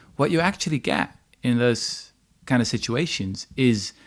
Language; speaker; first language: English; non-native, fluent; Dutch